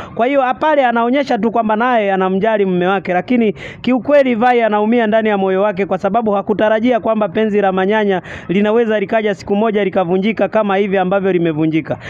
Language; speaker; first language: Swahili; native; Swahili